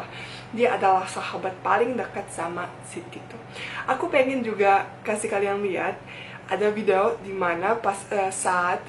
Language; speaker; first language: Indonesian; non-native, fluent; Bosnian